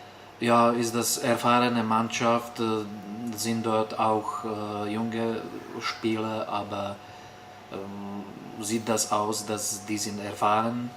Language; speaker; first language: German; non-native, fluent; Slovak